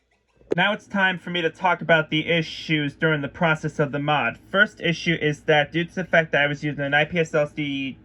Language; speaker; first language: English; native; English